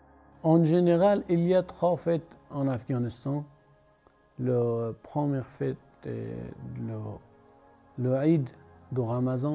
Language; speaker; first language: French; non-native, learner; Persian